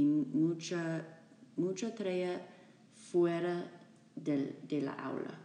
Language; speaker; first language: Spanish; non-native, fluent; English